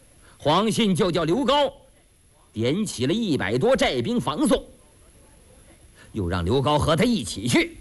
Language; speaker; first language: Chinese; native; Chinese